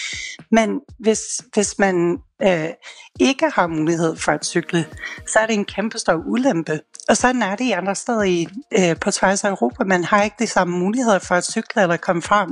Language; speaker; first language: Danish; non-native, fluent; English